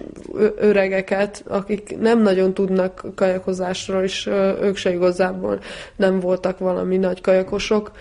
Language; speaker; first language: Hungarian; non-native, fluent; Serbian